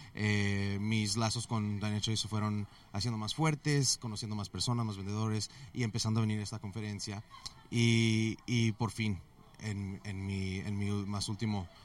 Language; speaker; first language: Spanish; early bilingual, heritage; Spanish